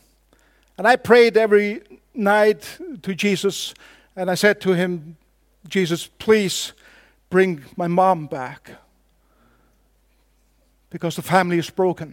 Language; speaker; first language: English; non-native, fluent; Faroese